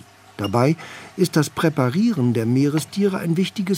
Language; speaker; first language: German; native; German